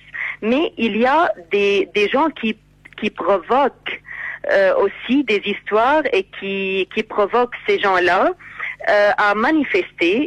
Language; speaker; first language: French; non-native, fluent; Arabic